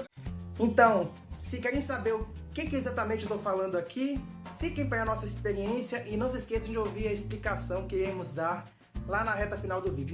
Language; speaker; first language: Portuguese; native; Portuguese